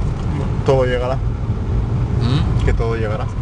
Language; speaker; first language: Spanish; native; Spanish